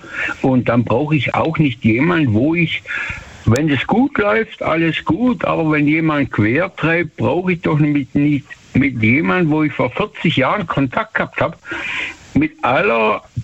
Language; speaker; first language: German; native; German